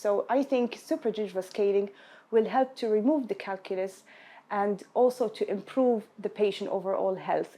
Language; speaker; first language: English; non-native, fluent; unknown